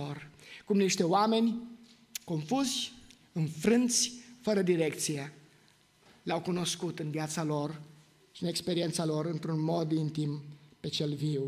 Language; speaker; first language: Romanian; native; Romanian